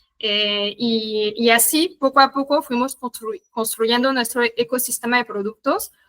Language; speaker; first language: Spanish; non-native, fluent; French